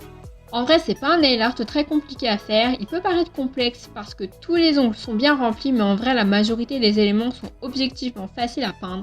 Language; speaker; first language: French; native; French